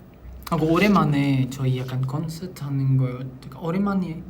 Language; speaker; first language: Korean; non-native, local second language; Filipino